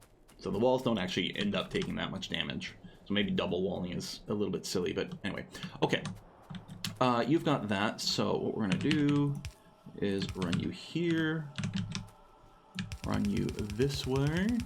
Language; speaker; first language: English; native; English